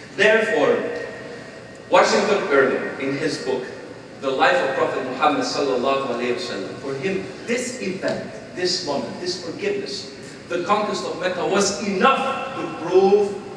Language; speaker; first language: English; non-native, fluent; Albanian